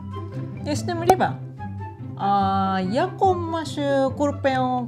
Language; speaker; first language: Polish; non-native, learner; Japanese